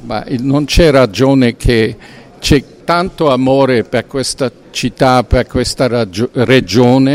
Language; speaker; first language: Italian; non-native, fluent; German